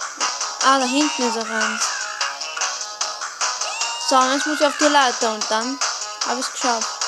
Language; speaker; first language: German; native; German